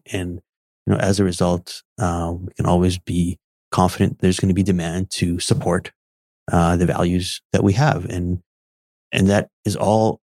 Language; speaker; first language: English; early bilingual, other home language; Arabic